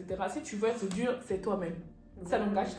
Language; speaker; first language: French; native; French